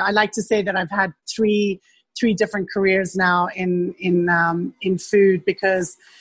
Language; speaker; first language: English; native; English